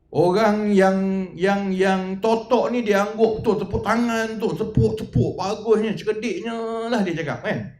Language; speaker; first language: Malay; native; Malay